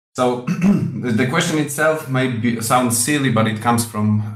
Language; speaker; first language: English; non-native, fluent; Polish